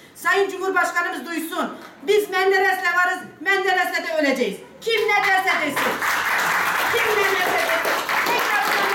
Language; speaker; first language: Turkish; non-native, local second language; Kurdish